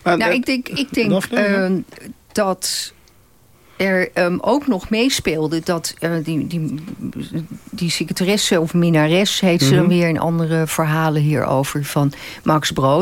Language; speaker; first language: Dutch; native; Dutch